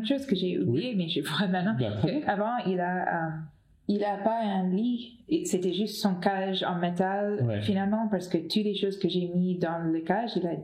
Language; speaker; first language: French; non-native, learner; English